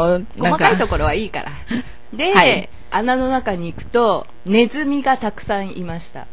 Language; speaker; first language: Japanese; native; Japanese